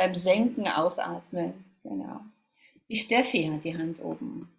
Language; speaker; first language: German; native; German